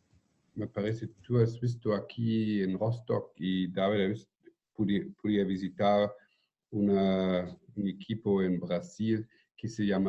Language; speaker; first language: Spanish; non-native, fluent; German